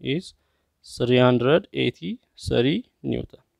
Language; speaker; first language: English; non-native, fluent; Amharic